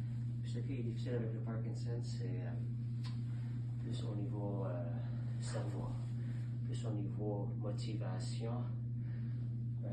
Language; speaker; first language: French; native; French